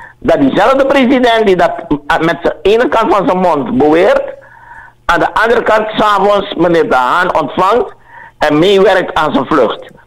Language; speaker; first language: Dutch; native; Dutch